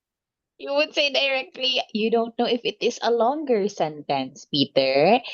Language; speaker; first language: English; non-native, local second language; Filipino